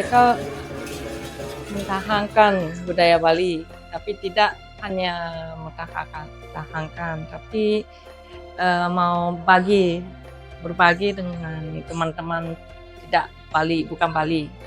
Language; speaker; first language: Indonesian; non-native, fluent; Japanese